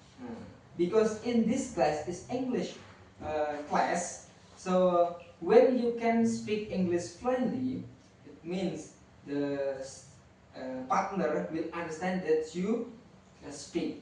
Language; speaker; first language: English; non-native, learner; Indonesian